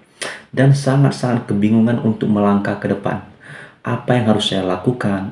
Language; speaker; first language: Indonesian; native; Indonesian